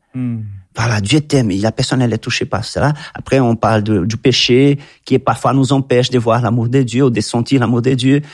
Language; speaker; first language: French; non-native, fluent; Portuguese